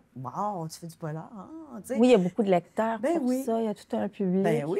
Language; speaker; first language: French; native; French